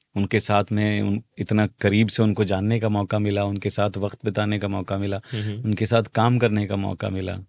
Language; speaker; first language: Hindi; native; Hindi